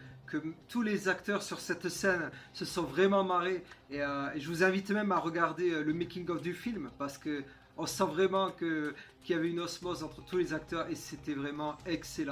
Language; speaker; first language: French; native; French